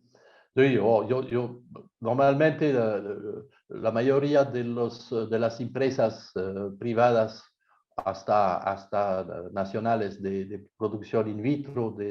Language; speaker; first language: Spanish; non-native, fluent; French